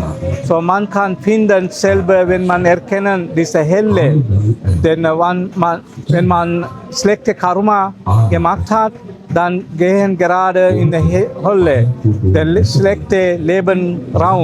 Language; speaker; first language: German; non-native, learner; Sinhala